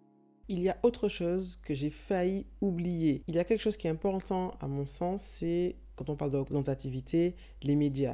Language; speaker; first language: French; native; French